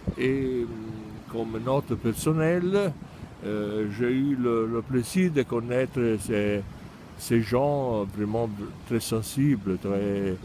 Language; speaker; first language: French; non-native, fluent; Italian